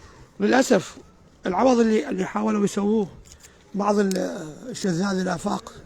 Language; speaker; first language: Arabic; native; Arabic